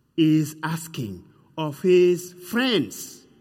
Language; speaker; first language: English; non-native, fluent; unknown